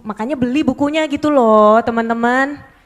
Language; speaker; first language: Indonesian; native; Indonesian